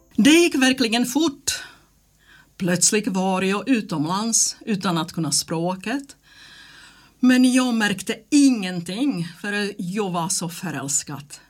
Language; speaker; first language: Swedish; non-native, fluent; Czech